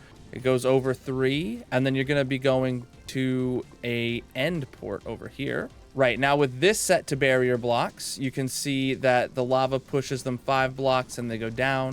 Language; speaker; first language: English; native; English